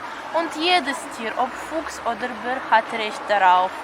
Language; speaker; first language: German; non-native, fluent; Russian